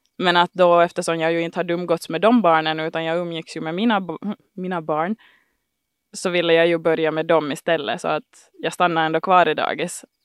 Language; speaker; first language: Swedish; native; Swedish